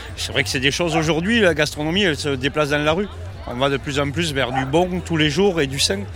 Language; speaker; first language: French; native; French